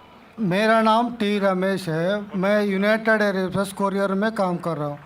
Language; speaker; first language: Hindi; non-native, local second language; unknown